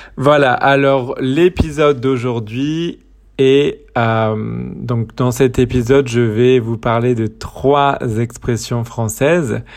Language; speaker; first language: French; native; French